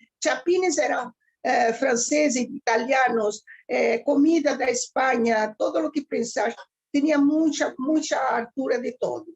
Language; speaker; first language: Spanish; early bilingual, heritage; Ladino